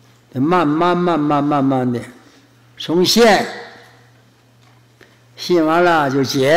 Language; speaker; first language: Chinese; native; Chinese